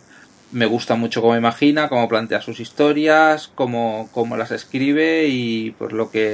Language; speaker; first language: Spanish; native; Spanish